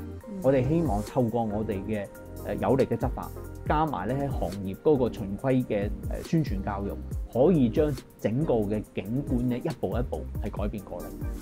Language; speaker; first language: Cantonese; native; Cantonese